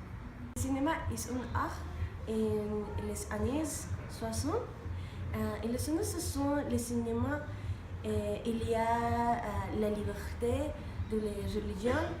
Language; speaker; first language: French; non-native, learner; Spanish